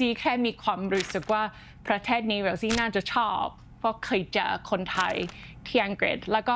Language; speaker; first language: Thai; non-native, fluent; English